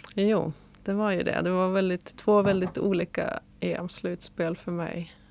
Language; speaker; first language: Swedish; native; Swedish